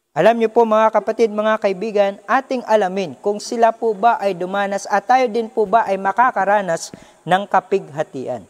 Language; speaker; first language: Filipino; native; Filipino